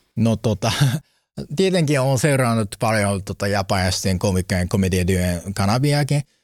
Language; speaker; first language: Finnish; non-native, learner; Japanese